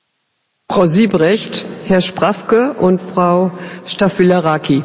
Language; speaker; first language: German; native; German